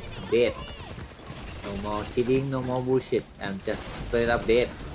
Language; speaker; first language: English; non-native, learner; Thai